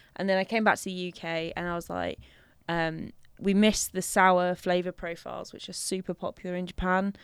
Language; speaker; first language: English; native; English